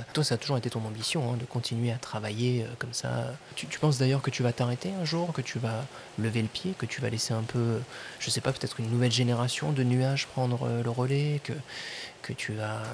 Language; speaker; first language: French; native; French